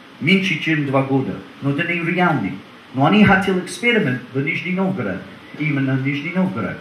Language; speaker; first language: Russian; non-native, learner; English